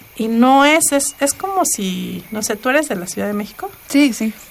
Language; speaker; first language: Spanish; non-native, local second language; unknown